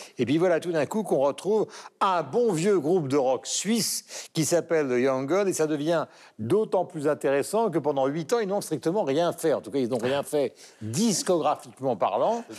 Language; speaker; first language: French; native; French